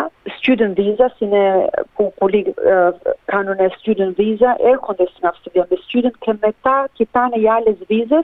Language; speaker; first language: Greek; early bilingual, heritage; Greek